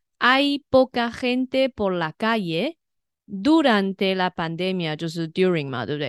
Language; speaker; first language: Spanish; non-native, fluent; Chinese